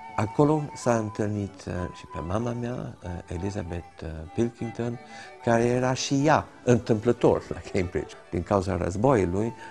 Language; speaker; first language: Romanian; early bilingual, heritage; Romanian